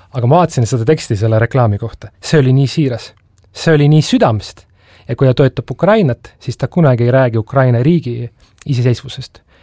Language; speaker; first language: Estonian; non-native, local second language; Russian